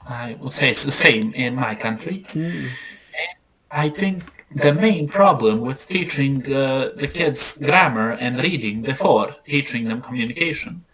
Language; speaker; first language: English; non-native, fluent; Serbian